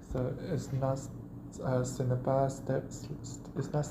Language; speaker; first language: French; non-native, learner; Chinese